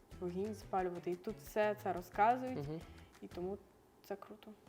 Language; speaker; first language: Ukrainian; native; Ukrainian